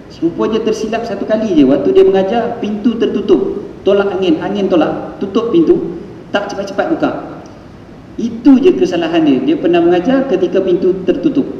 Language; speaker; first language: Malay; native; Malay